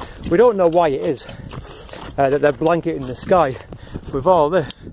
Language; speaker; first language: English; native; English